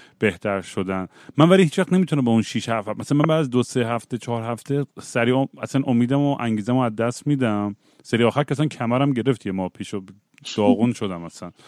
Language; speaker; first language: Persian; native; Persian